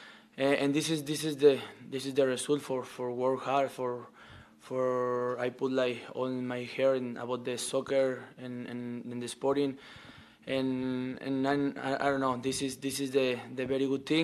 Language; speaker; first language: English; non-native, learner; Spanish